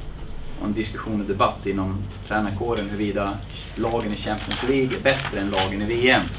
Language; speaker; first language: Swedish; native; Swedish